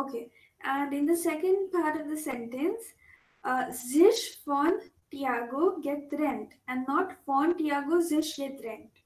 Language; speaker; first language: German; non-native, fluent; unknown